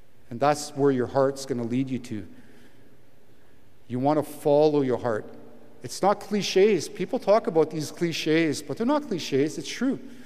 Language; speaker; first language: English; early bilingual, other home language; French